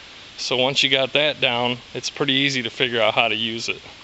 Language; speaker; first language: English; native; English